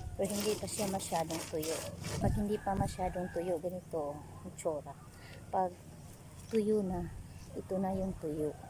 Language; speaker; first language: Filipino; non-native, local second language; Hiligaynon